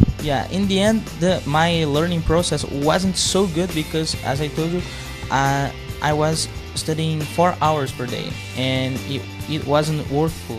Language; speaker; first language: English; non-native, fluent; Portuguese